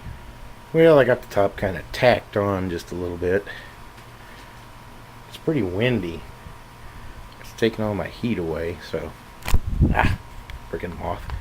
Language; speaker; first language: English; native; English